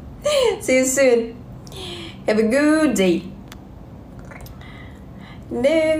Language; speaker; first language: English; non-native, learner; Russian